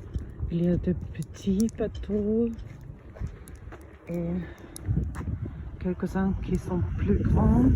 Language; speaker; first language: French; non-native, fluent; German